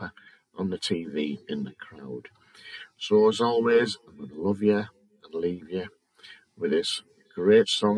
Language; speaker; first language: English; native; English